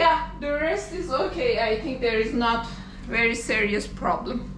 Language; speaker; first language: English; non-native, learner; Russian